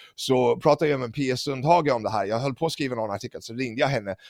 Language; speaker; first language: Swedish; non-native, fluent; English